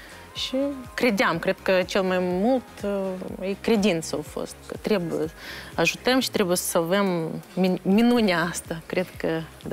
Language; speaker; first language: Romanian; non-native, local second language; Russian